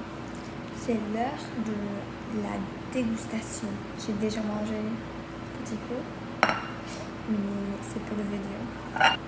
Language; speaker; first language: French; non-native, learner; Spanish